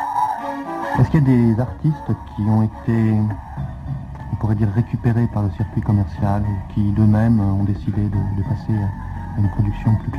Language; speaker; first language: French; native; French